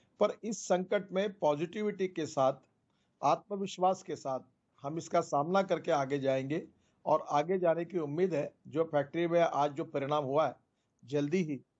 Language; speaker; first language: Hindi; non-native, local second language; Marathi